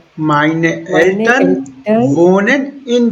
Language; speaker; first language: German; non-native, fluent; Hindi